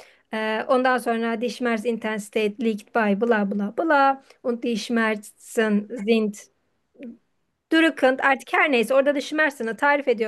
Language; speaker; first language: German; non-native, learner; Turkish